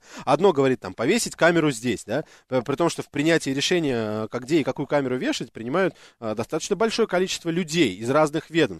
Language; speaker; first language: Russian; native; Russian